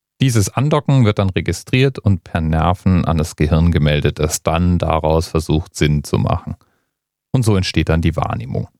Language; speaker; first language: German; native; German